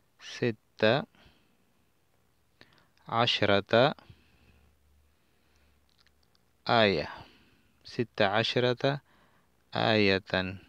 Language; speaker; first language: Arabic; non-native, fluent; Spanish